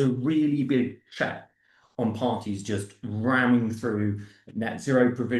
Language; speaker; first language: English; native; English